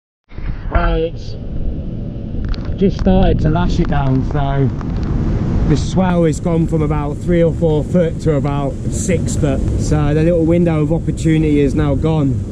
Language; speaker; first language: English; native; English